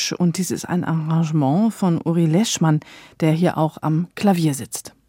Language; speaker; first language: German; native; German